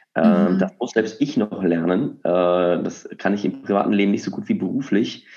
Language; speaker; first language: German; native; German